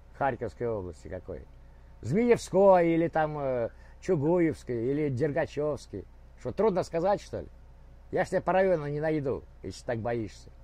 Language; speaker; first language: Russian; native; Russian